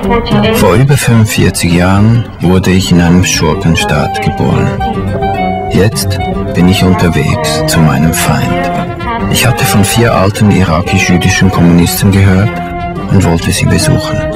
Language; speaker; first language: German; early bilingual, other home language; Arabic